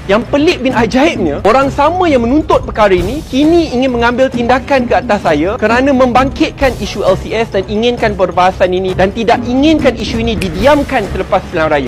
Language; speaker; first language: Malay; native; Malay